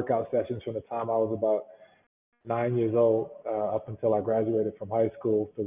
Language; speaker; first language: English; native; English